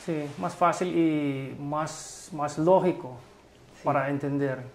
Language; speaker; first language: Spanish; non-native, fluent; English